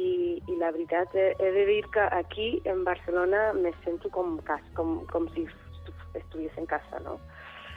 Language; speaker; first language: Catalan; non-native, learner; Spanish